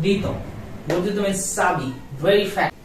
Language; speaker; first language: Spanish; non-native, learner; Bangla